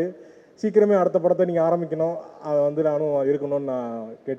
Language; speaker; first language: Tamil; native; Tamil